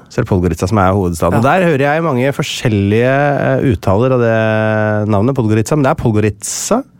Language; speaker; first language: Norwegian; native; Norwegian